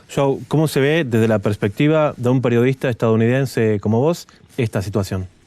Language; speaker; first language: Spanish; native; Spanish